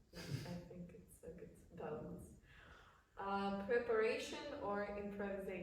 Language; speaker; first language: English; non-native, fluent; Polish